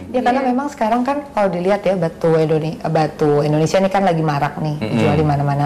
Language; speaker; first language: Indonesian; native; Indonesian